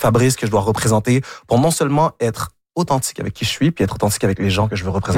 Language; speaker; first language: French; early bilingual, other home language; Haitian Creole